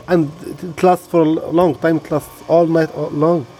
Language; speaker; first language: English; non-native, learner; Arabic